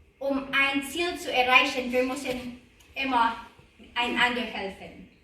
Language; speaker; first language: German; non-native, learner; Filipino